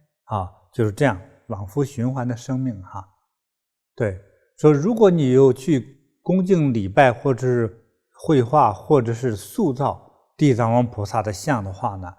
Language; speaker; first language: Chinese; native; Chinese